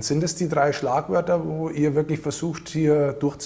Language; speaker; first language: German; native; German